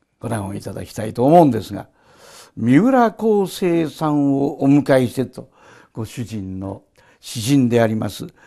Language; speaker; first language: Japanese; native; Japanese